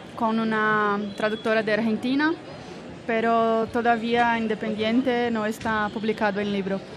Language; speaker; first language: Spanish; non-native, learner; Portuguese